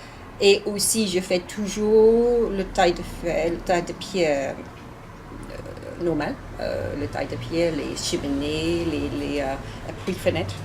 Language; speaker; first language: French; non-native, learner; English